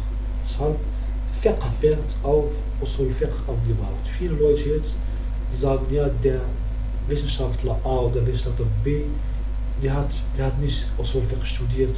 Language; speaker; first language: German; non-native, learner; Arabic